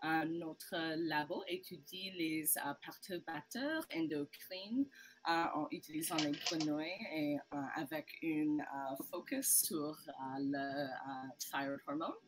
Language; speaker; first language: French; non-native, local second language; English